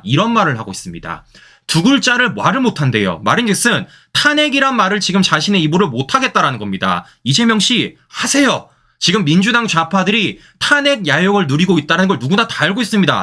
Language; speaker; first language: Korean; native; Korean